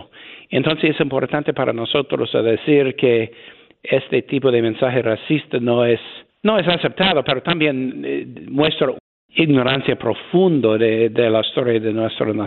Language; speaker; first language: Spanish; non-native, fluent; English